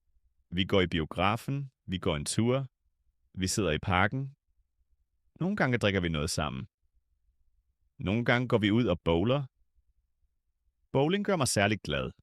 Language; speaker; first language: Danish; non-native, fluent; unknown